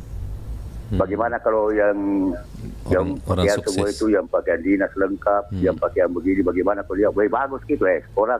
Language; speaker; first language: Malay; non-native, local second language; Buginese